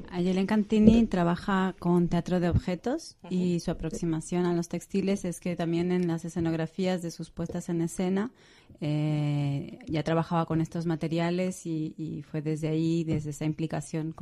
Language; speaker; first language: Spanish; native; Spanish